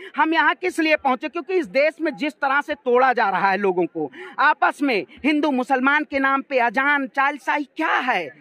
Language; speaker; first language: Hindi; native; Hindi